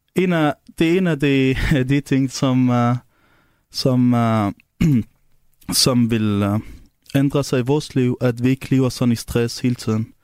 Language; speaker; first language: Danish; non-native, fluent; Arabic